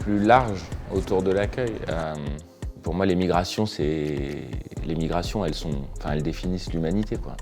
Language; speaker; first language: French; native; French